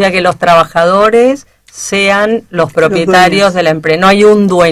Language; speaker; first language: Spanish; native; Spanish